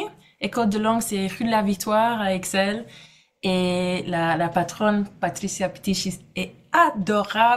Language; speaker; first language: French; non-native, fluent; English